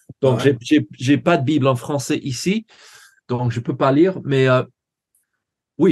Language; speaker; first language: French; non-native, fluent; English